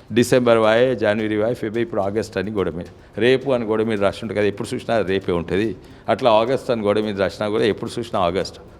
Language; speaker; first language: Telugu; native; Telugu